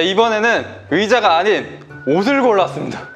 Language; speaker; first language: Korean; native; Korean